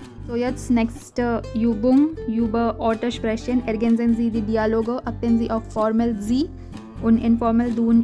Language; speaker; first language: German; non-native, fluent; Hindi